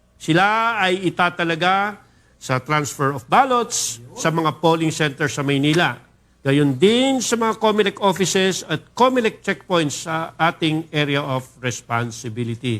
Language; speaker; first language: Filipino; native; Filipino